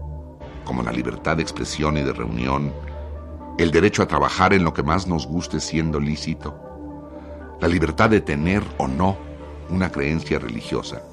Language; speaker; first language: Spanish; native; Spanish